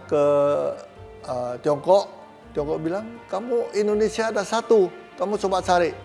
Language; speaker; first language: Indonesian; non-native, local second language; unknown